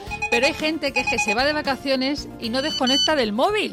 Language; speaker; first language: Spanish; native; Spanish